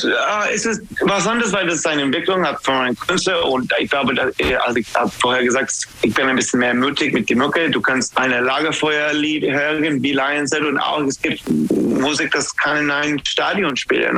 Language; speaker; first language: German; non-native, fluent; English